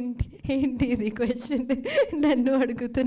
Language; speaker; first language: Telugu; non-native, local second language; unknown